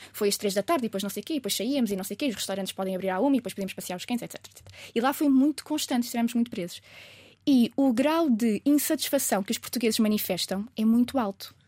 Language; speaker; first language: Portuguese; native; Portuguese